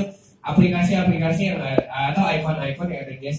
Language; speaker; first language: Indonesian; native; Indonesian